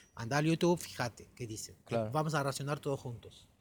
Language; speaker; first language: Spanish; non-native, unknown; Arabic